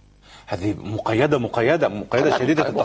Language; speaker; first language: Arabic; native; Arabic